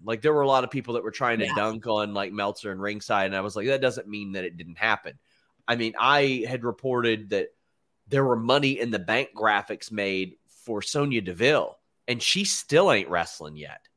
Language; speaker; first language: English; native; English